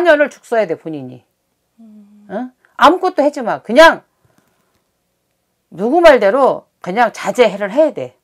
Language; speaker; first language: Korean; native; Korean